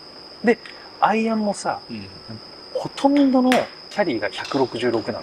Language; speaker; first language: Japanese; native; Japanese